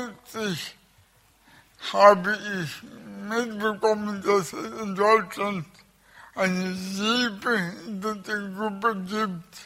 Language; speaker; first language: German; early bilingual, other home language; Russian